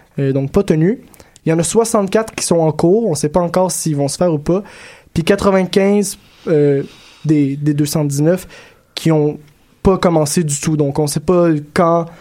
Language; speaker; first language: French; native; French